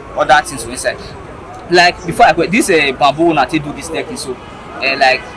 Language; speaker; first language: Nigerian Pidgin; native; Nigerian Pidgin